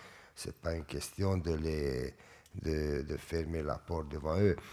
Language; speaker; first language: French; non-native, fluent; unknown